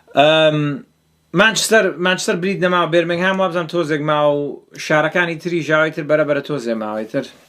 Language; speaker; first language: Central Kurdish; early bilingual, heritage; Central Kurdish